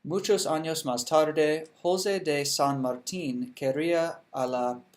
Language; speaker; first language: Spanish; non-native, learner; English